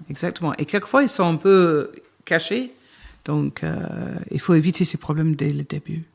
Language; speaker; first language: French; non-native, fluent; English